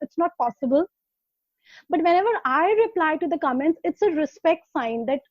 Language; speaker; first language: English; non-native, local second language; Hindi